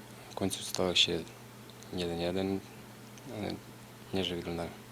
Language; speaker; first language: Polish; non-native, fluent; Serbian